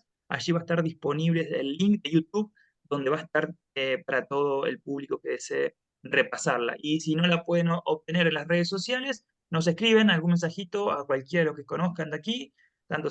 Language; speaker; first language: Spanish; native; Spanish